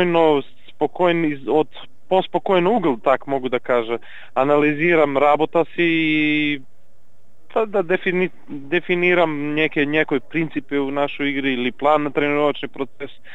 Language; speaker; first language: Bulgarian; non-native, learner; Serbian